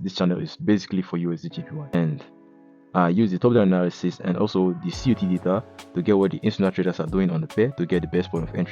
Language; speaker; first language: English; native; English